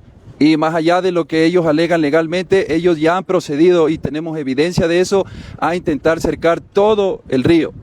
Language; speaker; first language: Spanish; native; Spanish